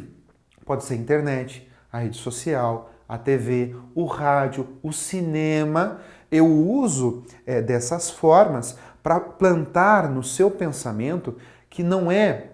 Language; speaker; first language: Portuguese; native; Portuguese